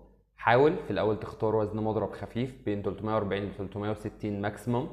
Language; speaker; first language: Arabic; native; Arabic